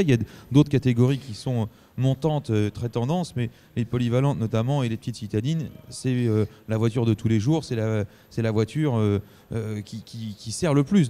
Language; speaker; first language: French; native; French